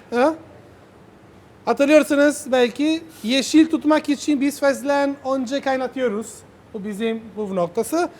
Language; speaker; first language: Turkish; non-native, learner; Italian